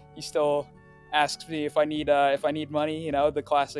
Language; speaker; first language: English; early bilingual, other home language; Swahili